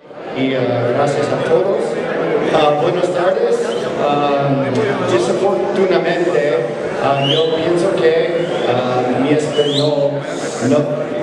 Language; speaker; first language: Spanish; non-native, learner; English